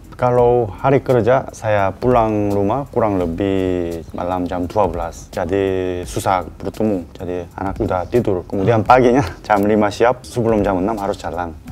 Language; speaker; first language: Indonesian; non-native, learner; Korean